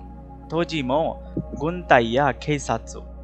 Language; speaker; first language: Japanese; non-native, fluent; Hindi